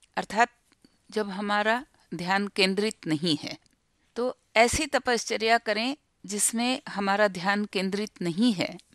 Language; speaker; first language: Hindi; non-native, local second language; Marathi